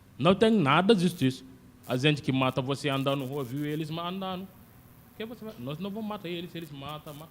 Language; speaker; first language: Portuguese; non-native, learner; Wolof